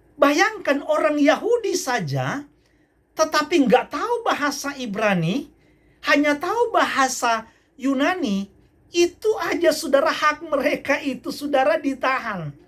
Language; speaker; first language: Indonesian; native; Indonesian